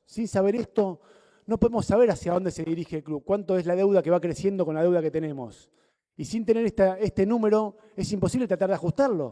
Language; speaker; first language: Spanish; native; Spanish